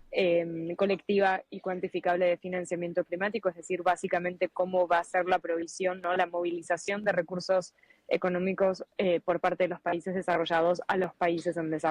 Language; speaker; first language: Spanish; native; Spanish